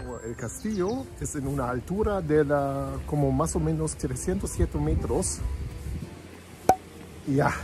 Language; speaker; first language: Spanish; non-native, learner; German